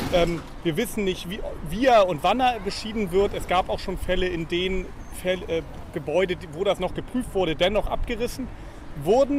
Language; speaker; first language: German; native; German